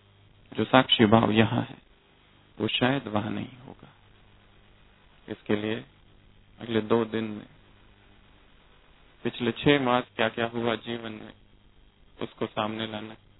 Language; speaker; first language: Hindi; native; Hindi